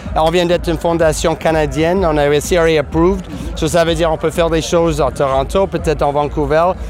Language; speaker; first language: French; non-native, fluent; English